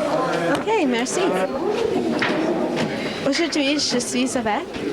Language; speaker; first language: French; non-native, local second language; English